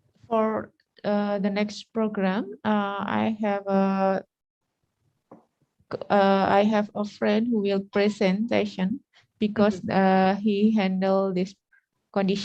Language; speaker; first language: English; non-native, learner; Indonesian